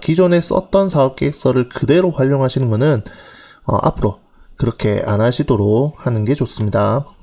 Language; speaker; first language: Korean; native; Korean